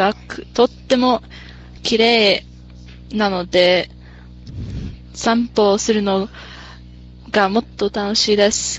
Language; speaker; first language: Japanese; non-native, learner; English